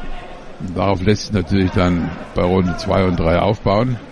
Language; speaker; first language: German; native; German